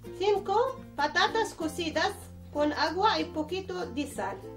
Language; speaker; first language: Spanish; non-native, learner; Arabic